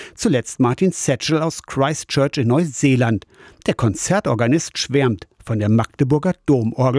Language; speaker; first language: German; native; German